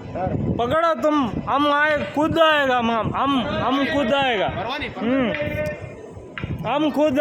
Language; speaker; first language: Hindi; non-native, local second language; Kannada